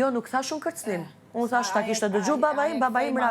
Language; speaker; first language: Albanian; native; Albanian